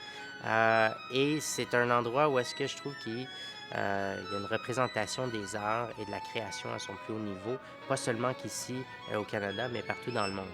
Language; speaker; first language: French; native; French